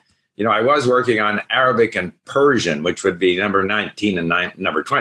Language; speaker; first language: English; native; English